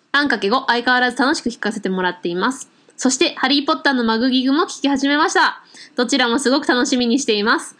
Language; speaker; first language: Japanese; native; Japanese